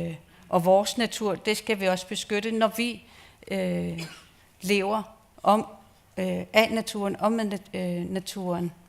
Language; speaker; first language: Danish; non-native, local second language; Kalaallisut